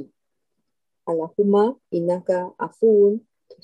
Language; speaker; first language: English; non-native, local second language; Chinese